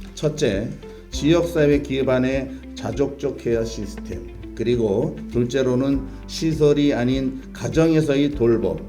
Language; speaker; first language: Korean; native; Korean